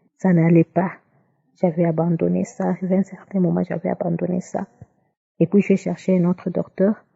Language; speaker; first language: French; non-native, local second language; Lingala